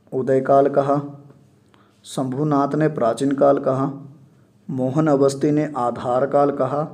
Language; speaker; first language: Hindi; non-native, local second language; Punjabi